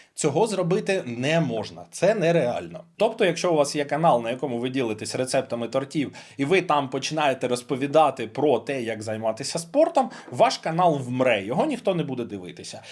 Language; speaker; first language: Ukrainian; non-native, local second language; Russian